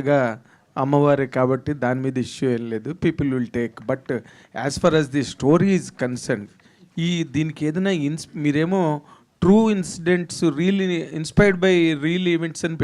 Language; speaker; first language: Telugu; native; Telugu